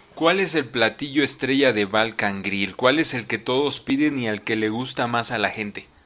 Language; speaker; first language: Spanish; native; Spanish